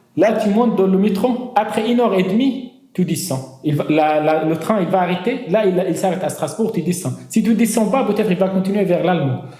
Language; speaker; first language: French; non-native, fluent; Arabic